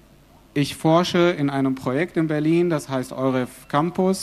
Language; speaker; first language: German; non-native, fluent; Arabic